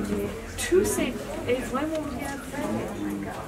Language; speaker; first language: French; non-native, fluent; English